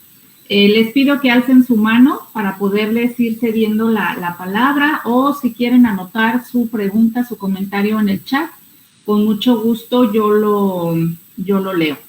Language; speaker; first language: Spanish; native; Spanish